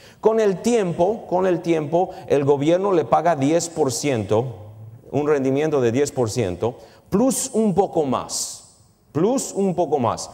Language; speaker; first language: Spanish; early bilingual, heritage; Spanish